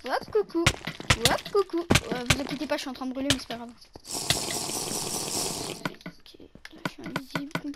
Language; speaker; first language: French; native; French